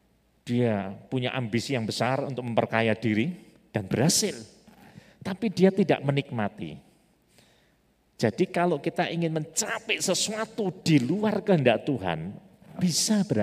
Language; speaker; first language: Indonesian; native; Indonesian